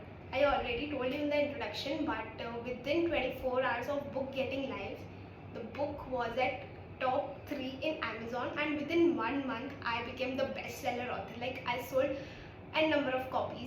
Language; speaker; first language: English; non-native, local second language; Hindi